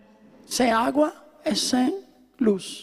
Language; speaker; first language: Portuguese; non-native, fluent; Italian